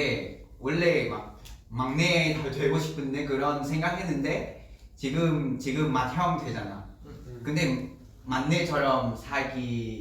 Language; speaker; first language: Korean; non-native, learner; Vietnamese